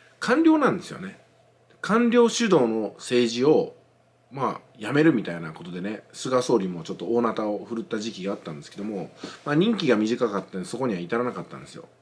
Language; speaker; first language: Japanese; native; Japanese